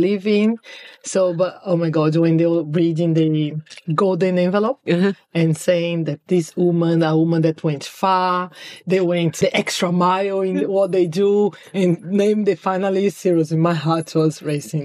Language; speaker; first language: English; non-native, fluent; Portuguese